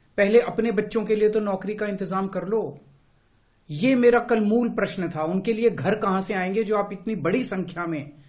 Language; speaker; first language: Hindi; native; Hindi